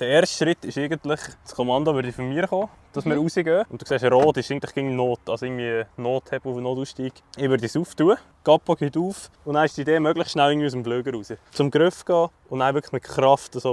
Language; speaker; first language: German; native; German